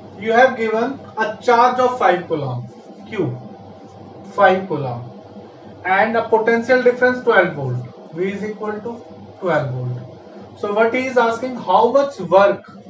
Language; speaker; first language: English; non-native, local second language; Hindi